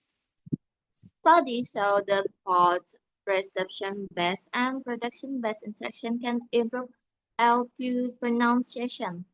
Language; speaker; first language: English; non-native, learner; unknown